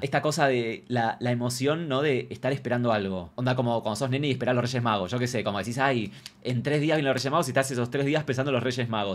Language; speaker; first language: Spanish; native; Spanish